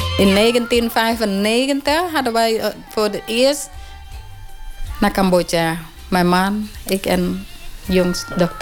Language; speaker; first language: Dutch; non-native, learner; Khmer